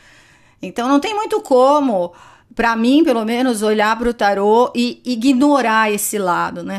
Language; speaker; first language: Portuguese; native; Portuguese